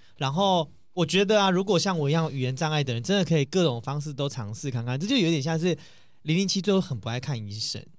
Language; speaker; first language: Chinese; native; Chinese